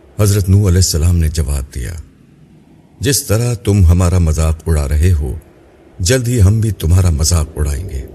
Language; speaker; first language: Urdu; native; Urdu